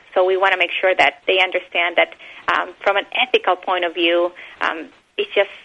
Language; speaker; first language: English; non-native, fluent; Spanish